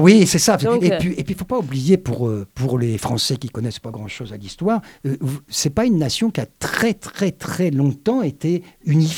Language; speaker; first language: French; native; French